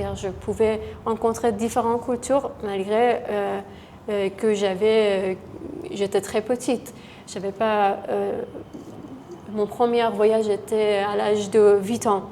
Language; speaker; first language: French; non-native, fluent; Persian